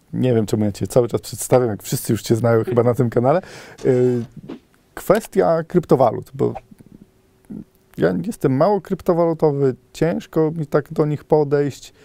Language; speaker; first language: Polish; native; Polish